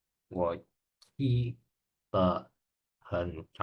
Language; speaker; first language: Chinese; non-native, learner; Indonesian